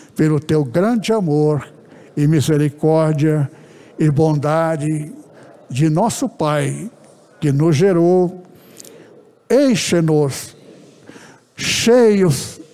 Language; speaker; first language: Portuguese; early bilingual, other home language; Japanese